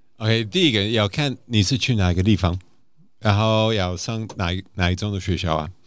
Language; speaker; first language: Chinese; non-native, fluent; English